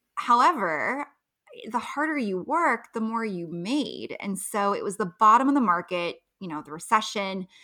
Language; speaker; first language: English; native; English